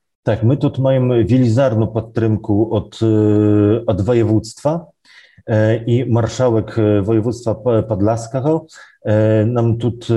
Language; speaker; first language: Belarusian; non-native, local second language; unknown